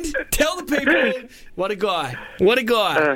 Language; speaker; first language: English; native; English